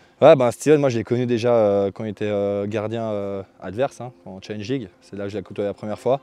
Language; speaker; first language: French; native; French